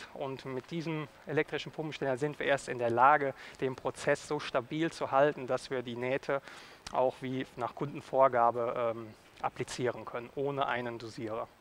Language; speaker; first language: German; native; German